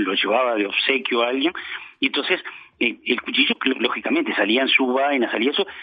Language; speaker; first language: Spanish; native; Spanish